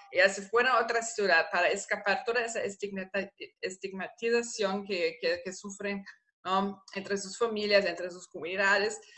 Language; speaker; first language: Spanish; non-native, fluent; German